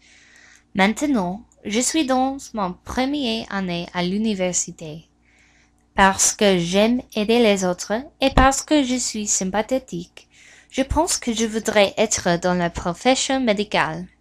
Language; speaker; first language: French; non-native, learner; English